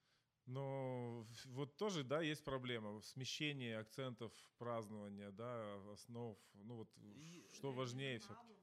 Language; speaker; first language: Russian; native; Russian